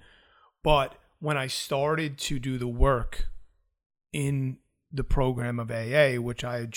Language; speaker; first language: English; native; English